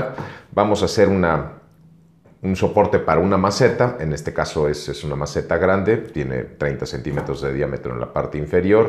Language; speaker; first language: Spanish; native; Spanish